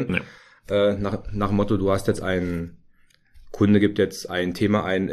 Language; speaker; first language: German; native; German